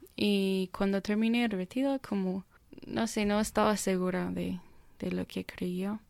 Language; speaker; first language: Spanish; non-native, fluent; English